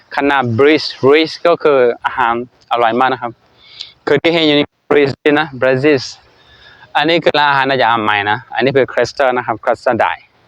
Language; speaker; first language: Thai; non-native, fluent; Burmese